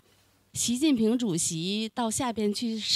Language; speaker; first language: Chinese; native; Chinese